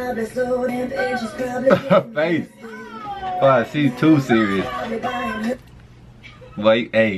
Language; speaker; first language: English; native; English